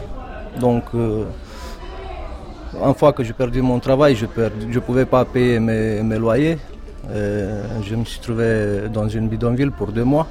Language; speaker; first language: French; non-native, fluent; Romanian